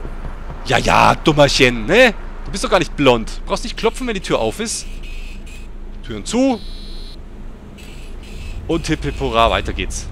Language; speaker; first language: German; native; German